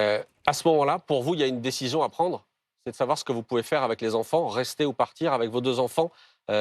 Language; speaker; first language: French; native; French